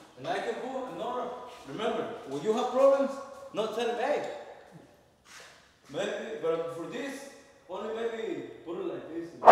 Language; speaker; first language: English; non-native, learner; Spanish